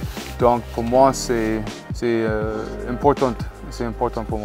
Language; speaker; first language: French; non-native, learner; English